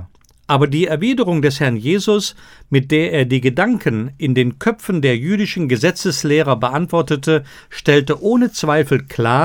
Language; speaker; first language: German; native; German